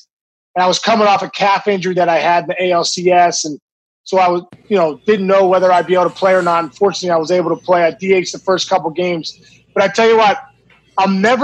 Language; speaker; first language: English; native; English